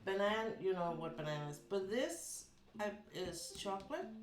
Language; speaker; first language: English; non-native, fluent; Danish